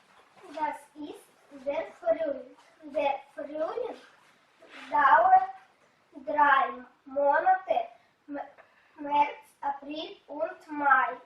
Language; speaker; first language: German; non-native, learner; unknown